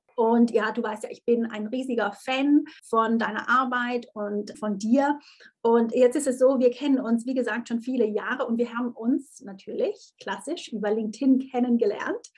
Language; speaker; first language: German; native; German